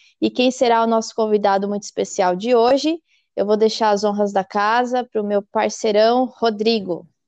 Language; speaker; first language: Portuguese; native; Portuguese